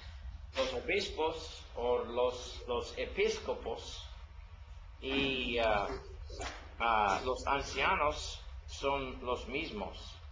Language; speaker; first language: Spanish; non-native, learner; English